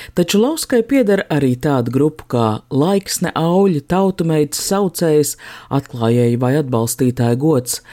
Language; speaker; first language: Latvian; native; Latvian